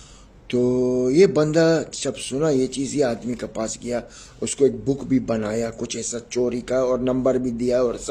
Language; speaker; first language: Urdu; non-native, local second language; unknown